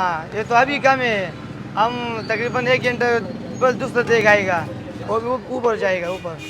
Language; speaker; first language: Hindi; non-native, local second language; Pashto